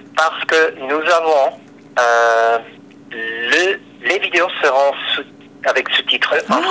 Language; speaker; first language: French; non-native, fluent; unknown